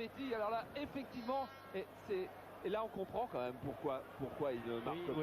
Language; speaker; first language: French; native; French